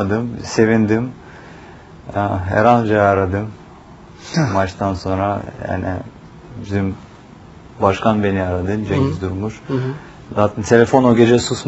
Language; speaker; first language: Turkish; non-native, fluent; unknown